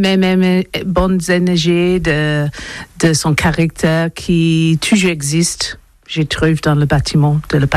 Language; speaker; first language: French; non-native, learner; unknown